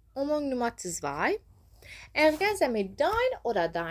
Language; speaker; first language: German; non-native, fluent; Persian